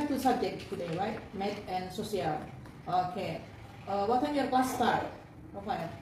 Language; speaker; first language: English; non-native, learner; Indonesian